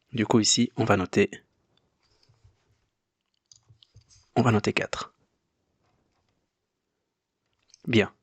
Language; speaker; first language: French; native; French